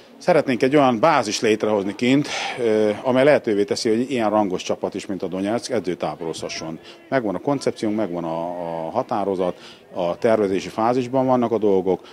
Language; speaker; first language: Hungarian; native; Hungarian